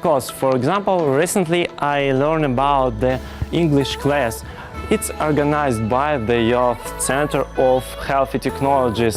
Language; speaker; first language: English; non-native, learner; Russian